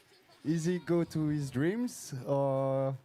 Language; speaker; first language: English; non-native, learner; French